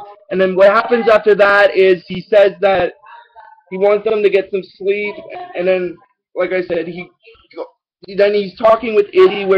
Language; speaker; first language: English; native; English